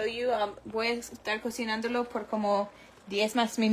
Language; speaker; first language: Spanish; non-native, learner; English